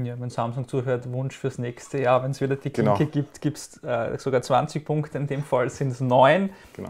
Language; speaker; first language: German; native; German